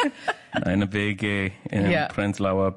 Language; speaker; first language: German; non-native, learner; English